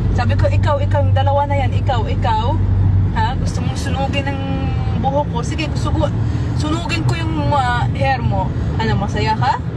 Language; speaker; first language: Filipino; early bilingual, heritage; Arabic